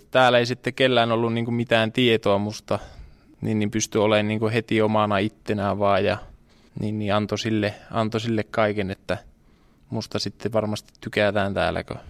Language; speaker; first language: Finnish; native; Finnish